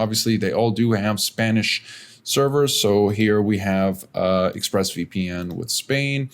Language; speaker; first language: English; native; English